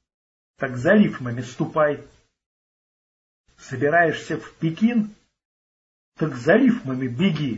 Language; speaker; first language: Russian; native; Russian